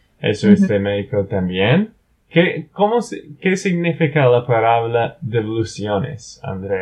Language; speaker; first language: Spanish; non-native, learner; English